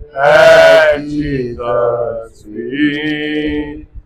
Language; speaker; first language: English; non-native, local second language; Marathi